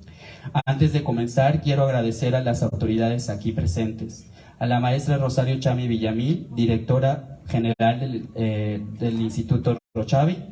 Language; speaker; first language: Spanish; native; Spanish